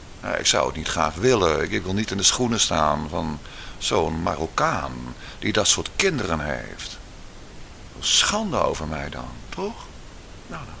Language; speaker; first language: Dutch; native; Dutch